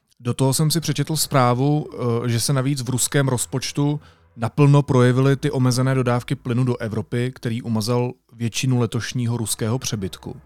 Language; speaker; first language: Czech; native; Czech